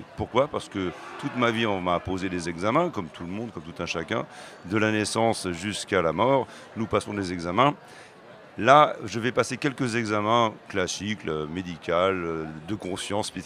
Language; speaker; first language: French; native; French